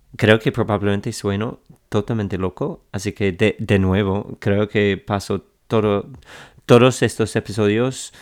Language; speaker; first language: Spanish; non-native, fluent; English